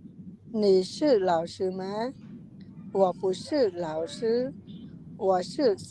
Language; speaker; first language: Chinese; non-native, learner; Khmer